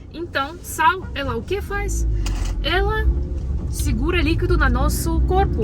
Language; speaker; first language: Portuguese; non-native, learner; Russian